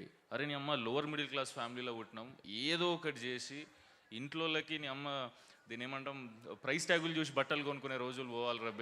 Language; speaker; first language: Telugu; native; Telugu